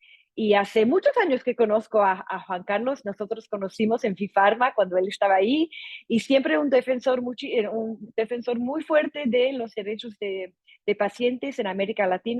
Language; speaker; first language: Spanish; non-native, fluent; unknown